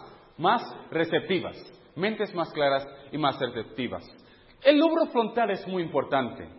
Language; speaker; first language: Spanish; non-native, fluent; English